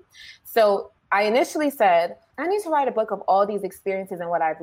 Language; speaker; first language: English; native; English